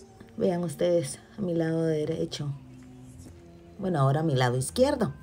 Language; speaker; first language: Spanish; native; Spanish